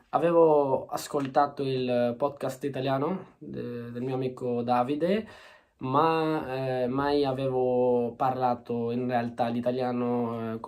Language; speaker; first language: Italian; non-native, learner; Spanish